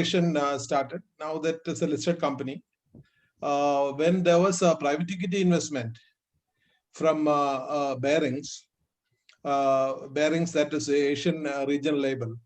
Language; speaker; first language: English; non-native, local second language; Malayalam